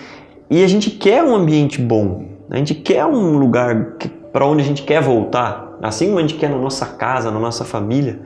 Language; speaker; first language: Portuguese; native; Portuguese